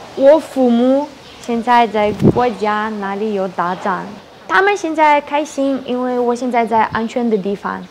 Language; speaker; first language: Chinese; non-native, learner; Ukrainian